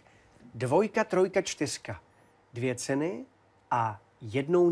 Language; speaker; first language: Czech; native; Czech